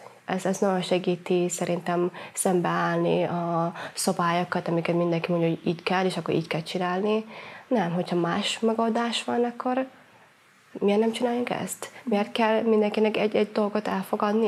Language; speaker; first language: Hungarian; non-native, fluent; Somali